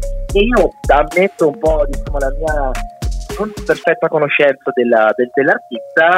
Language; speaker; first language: Italian; native; Italian